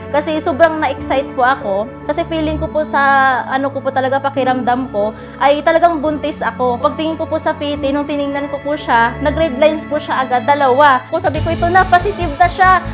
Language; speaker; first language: Filipino; non-native, local second language; Cebuano